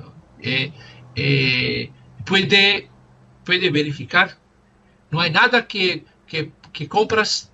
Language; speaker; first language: Spanish; non-native, fluent; Portuguese